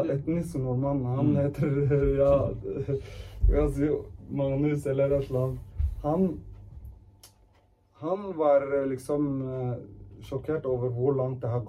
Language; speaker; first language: Norwegian; early bilingual, other home language; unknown